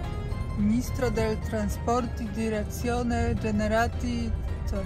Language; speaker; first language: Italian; non-native, learner; Polish